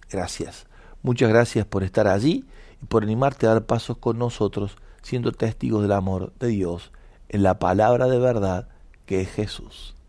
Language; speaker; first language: Spanish; native; Spanish